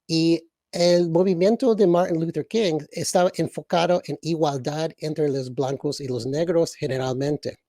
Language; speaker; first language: Spanish; early bilingual, other home language; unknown